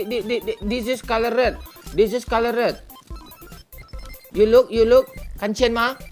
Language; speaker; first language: English; non-native, learner; Indonesian